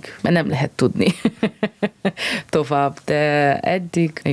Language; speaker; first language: Hungarian; non-native, fluent; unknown